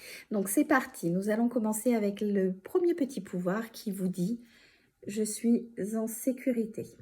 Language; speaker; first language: French; native; French